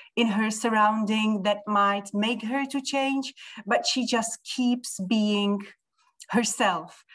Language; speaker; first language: English; non-native, fluent; Czech